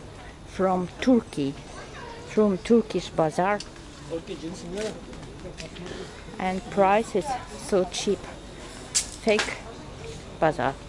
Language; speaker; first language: English; non-native, learner; Russian